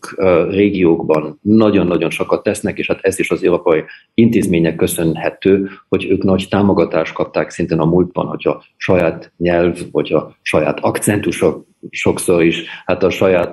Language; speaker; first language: Hungarian; early bilingual, heritage; German